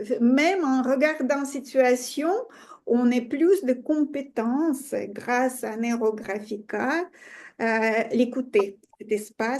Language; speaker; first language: French; non-native, fluent; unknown